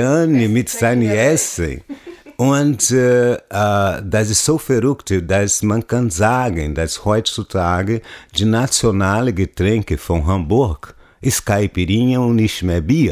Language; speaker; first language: German; non-native, learner; Portuguese